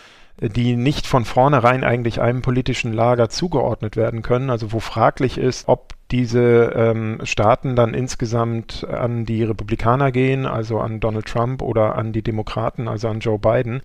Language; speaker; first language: German; native; German